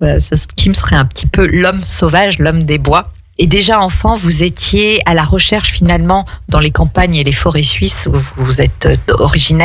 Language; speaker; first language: French; native; French